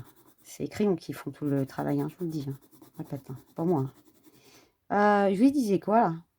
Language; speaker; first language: French; native; French